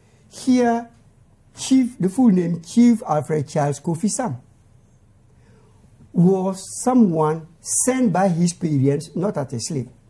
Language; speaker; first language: English; non-native, local second language; Akan